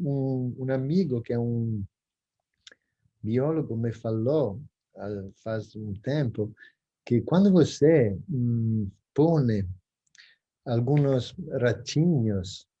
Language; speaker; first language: Portuguese; non-native, fluent; Spanish